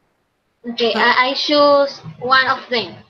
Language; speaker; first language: English; non-native, learner; Spanish